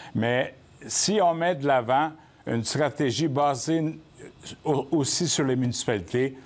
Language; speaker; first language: French; native; French